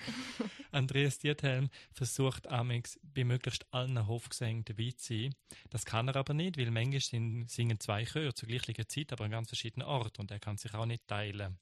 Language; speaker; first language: German; native; German